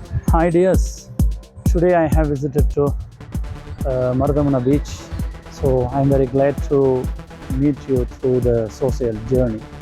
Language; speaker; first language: English; non-native, local second language; Tamil